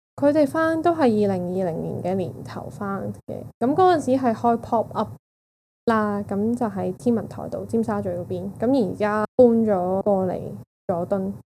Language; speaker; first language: Cantonese; native; Cantonese